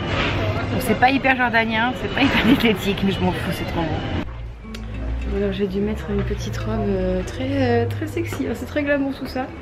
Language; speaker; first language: French; native; French